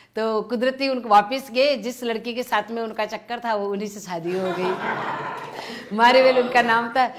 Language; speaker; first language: Hindi; native; Hindi